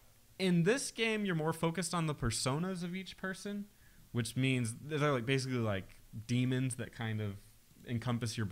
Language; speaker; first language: English; native; English